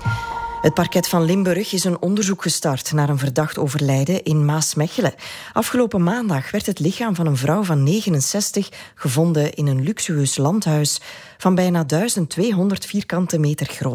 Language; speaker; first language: Dutch; native; Dutch